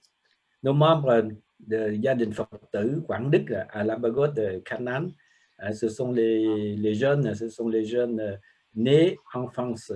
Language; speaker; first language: French; non-native, learner; Vietnamese